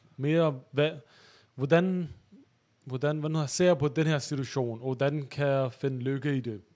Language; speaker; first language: Danish; early bilingual, other home language; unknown